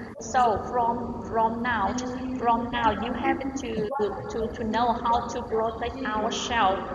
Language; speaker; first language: English; non-native, learner; Vietnamese